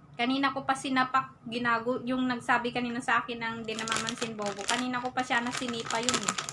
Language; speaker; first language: Filipino; non-native, local second language; Iloko